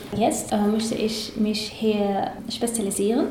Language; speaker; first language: German; non-native, learner; Arabic